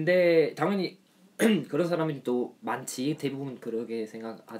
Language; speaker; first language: Korean; non-native, learner; German